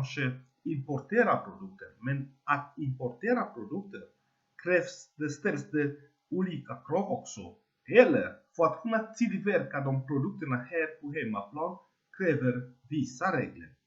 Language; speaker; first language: Swedish; non-native, fluent; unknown